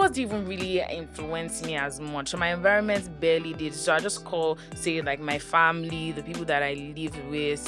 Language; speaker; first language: English; non-native, local second language; Yoruba